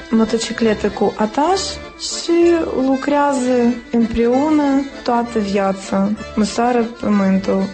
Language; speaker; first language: Romanian; non-native, local second language; Russian